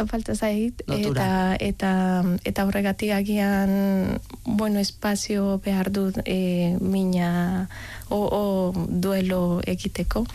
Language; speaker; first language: Basque; non-native, learner; Spanish